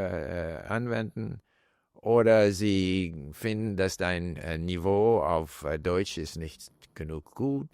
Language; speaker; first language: German; non-native, fluent; English